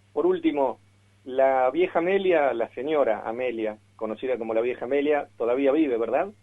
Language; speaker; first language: Spanish; native; Spanish